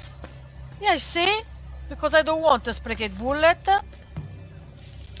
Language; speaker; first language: English; non-native, learner; Italian